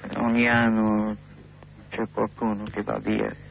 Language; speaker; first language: Italian; non-native, learner; English